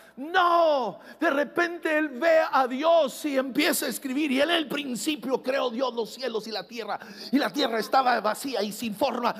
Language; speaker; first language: Spanish; non-native, fluent; English